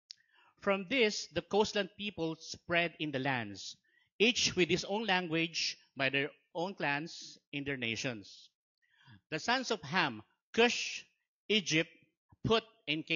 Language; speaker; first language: English; non-native, local second language; Filipino